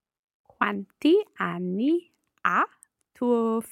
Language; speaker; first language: Italian; non-native, learner; English